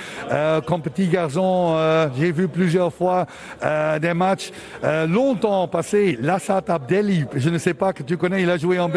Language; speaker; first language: French; non-native, local second language; Dutch